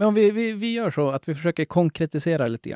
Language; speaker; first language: Swedish; native; Swedish